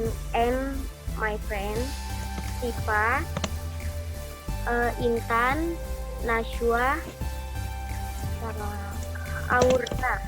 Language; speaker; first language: English; non-native, learner; Indonesian